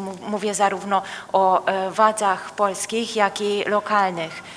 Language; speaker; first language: Polish; non-native, fluent; Hungarian